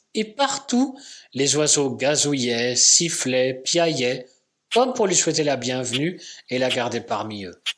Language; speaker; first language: French; native; French